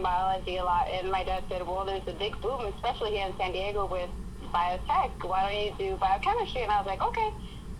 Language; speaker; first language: English; early bilingual, other home language; Spanish